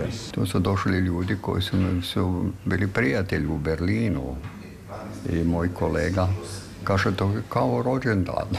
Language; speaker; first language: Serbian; non-native, fluent; German